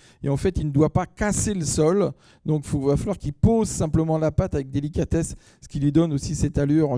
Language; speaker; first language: French; native; French